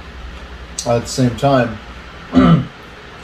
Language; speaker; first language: English; native; English